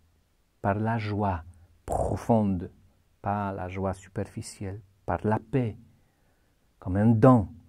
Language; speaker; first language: French; non-native, fluent; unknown